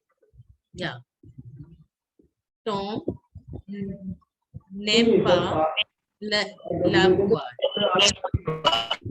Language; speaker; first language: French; non-native, fluent; Hindi